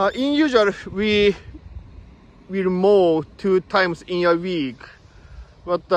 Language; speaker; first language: English; non-native, learner; Japanese